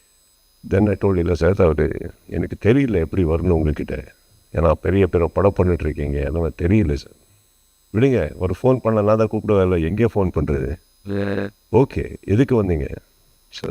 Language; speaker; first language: Tamil; non-native, learner; Kannada